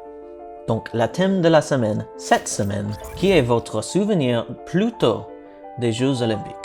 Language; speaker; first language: French; non-native, learner; English